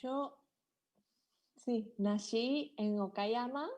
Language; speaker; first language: Spanish; non-native, learner; Japanese